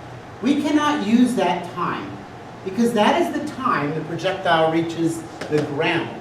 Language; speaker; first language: English; native; English